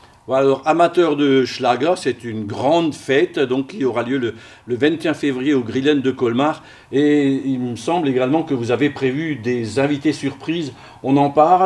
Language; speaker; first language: French; native; French